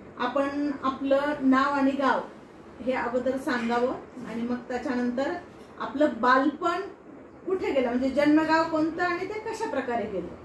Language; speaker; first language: Marathi; native; Marathi